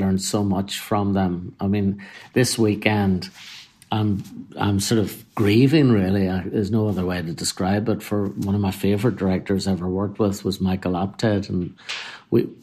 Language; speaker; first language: English; native; English